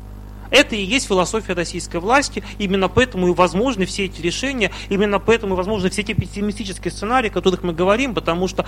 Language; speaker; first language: Russian; native; Russian